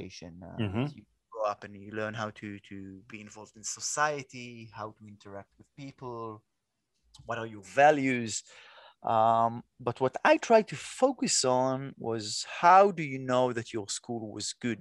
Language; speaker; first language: English; non-native, fluent; Hebrew